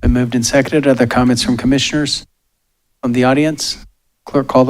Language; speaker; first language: English; native; English